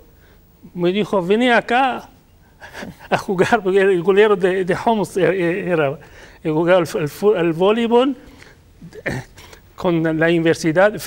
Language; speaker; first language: Spanish; non-native, fluent; Arabic